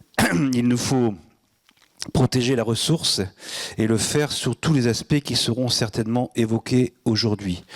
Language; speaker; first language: French; native; French